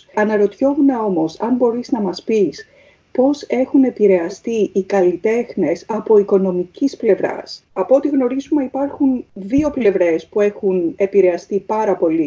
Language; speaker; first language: Greek; native; Greek